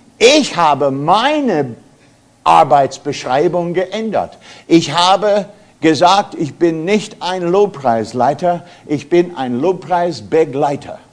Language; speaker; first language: German; non-native, fluent; English